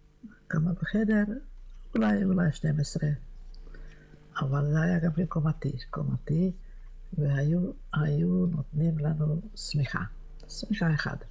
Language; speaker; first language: Hebrew; non-native, fluent; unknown